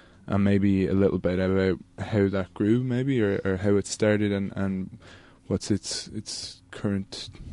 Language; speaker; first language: English; native; English